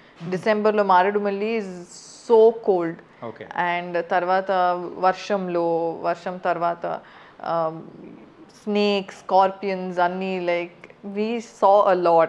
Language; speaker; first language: Telugu; non-native, fluent; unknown